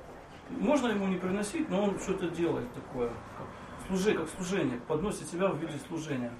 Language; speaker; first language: Russian; native; Russian